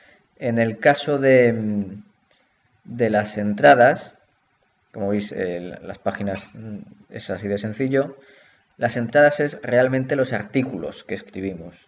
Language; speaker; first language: Spanish; native; Spanish